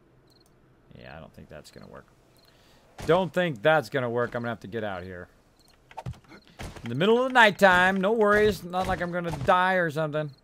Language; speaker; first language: English; native; English